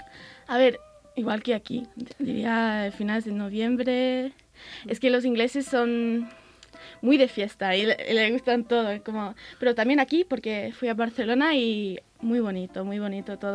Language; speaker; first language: Spanish; early bilingual, heritage; English